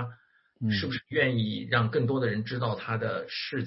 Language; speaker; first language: Chinese; native; Chinese